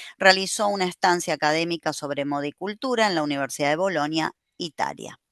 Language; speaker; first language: Spanish; native; Spanish